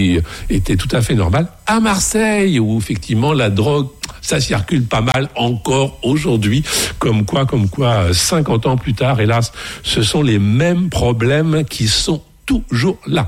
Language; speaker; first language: French; native; French